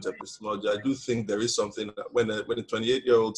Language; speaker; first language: English; non-native, local second language; Yoruba